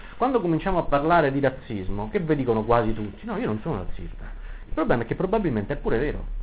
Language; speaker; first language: Italian; native; Italian